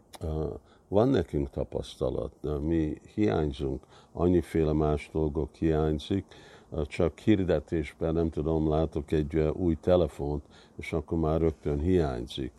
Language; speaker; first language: Hungarian; early bilingual, heritage; Hungarian